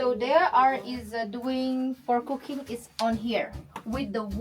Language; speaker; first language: English; non-native, fluent; Indonesian